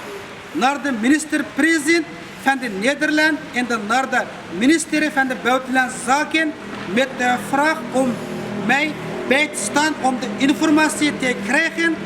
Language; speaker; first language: Dutch; non-native, fluent; Uyghur